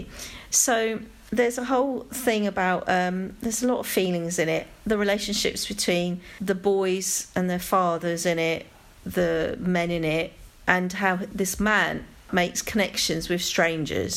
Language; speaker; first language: English; native; English